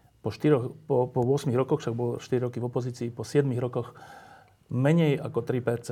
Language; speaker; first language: Slovak; native; Slovak